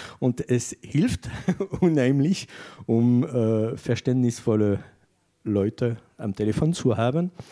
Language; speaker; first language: German; non-native, fluent; French